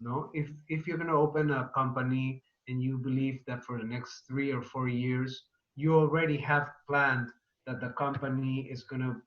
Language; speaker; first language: English; non-native, fluent; Spanish